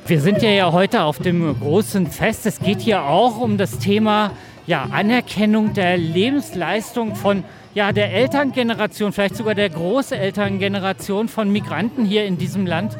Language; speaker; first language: German; native; German